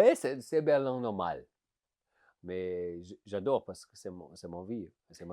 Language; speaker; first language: French; non-native, learner; German